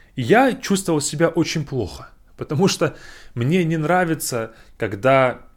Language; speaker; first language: Russian; native; Russian